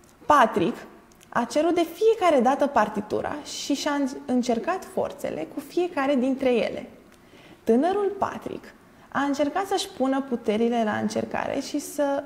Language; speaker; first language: Romanian; native; Romanian